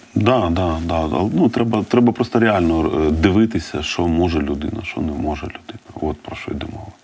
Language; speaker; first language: Ukrainian; non-native, local second language; Russian